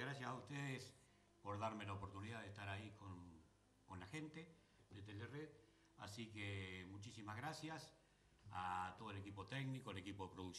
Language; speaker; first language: Spanish; native; Spanish